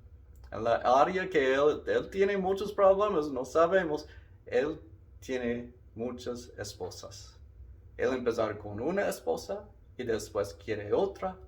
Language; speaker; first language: Spanish; non-native, learner; English